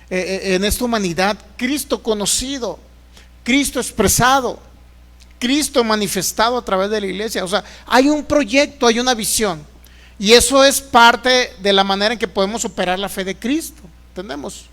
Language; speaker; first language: Spanish; native; Spanish